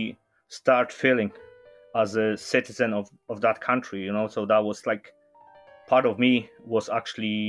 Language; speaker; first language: English; non-native, learner; Polish